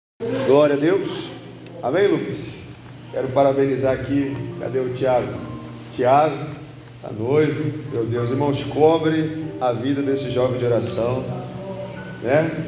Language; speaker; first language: Portuguese; native; Portuguese